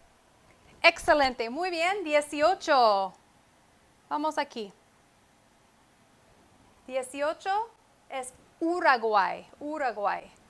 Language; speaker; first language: Spanish; non-native, fluent; English